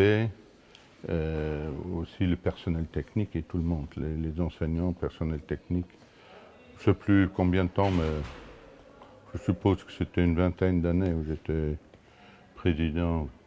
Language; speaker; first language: French; non-native, local second language; Luxembourgish